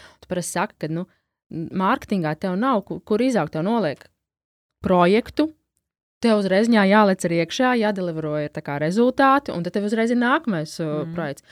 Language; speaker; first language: Latvian; native; Latvian